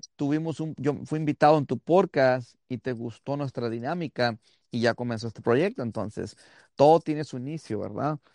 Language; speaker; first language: Spanish; early bilingual, heritage; Spanish